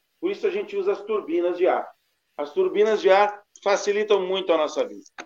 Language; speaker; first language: Portuguese; native; Portuguese